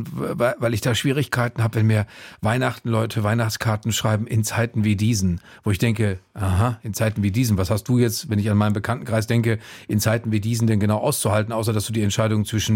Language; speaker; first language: German; native; German